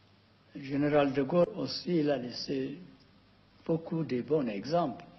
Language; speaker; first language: French; non-native, fluent; Amharic